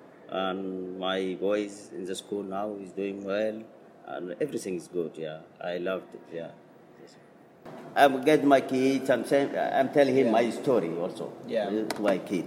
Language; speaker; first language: English; non-native, learner; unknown